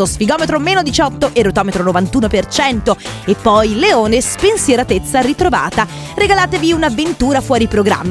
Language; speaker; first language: Italian; native; Italian